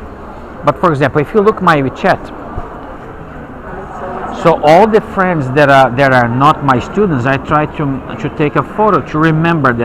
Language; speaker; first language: English; non-native, fluent; Portuguese